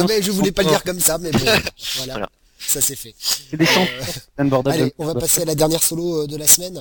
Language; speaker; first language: French; native; French